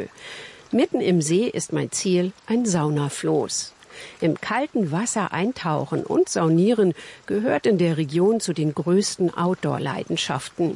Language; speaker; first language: German; native; German